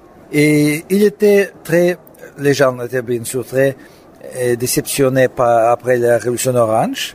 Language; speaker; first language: French; non-native, fluent; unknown